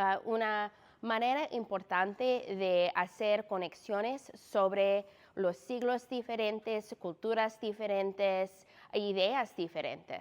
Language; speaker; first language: Spanish; non-native, fluent; English